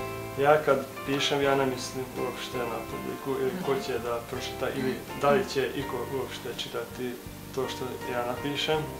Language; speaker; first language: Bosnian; non-native, local second language; Hungarian